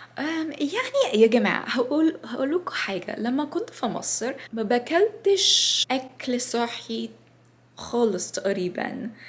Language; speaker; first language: Arabic; non-native, learner; English